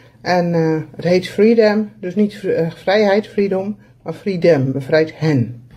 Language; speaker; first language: Dutch; native; Dutch